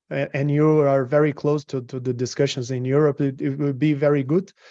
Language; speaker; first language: English; non-native, fluent; Portuguese